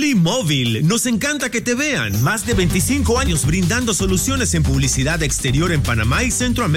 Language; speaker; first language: Spanish; native; Spanish